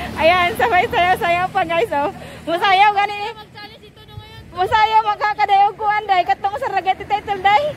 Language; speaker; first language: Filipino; non-native, local second language; Cebuano